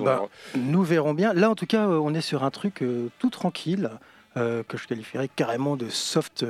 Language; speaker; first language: French; native; French